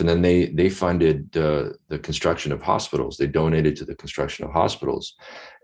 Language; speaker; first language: English; native; English